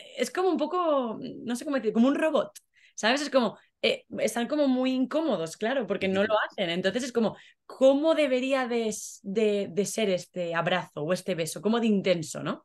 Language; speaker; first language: Spanish; native; Spanish